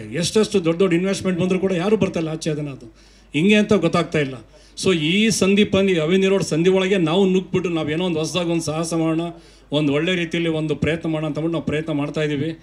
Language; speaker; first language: Kannada; native; Kannada